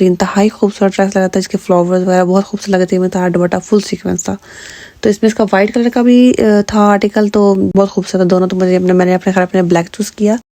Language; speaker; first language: Urdu; native; Urdu